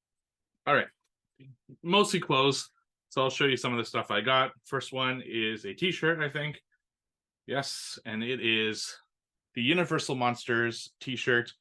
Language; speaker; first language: English; native; English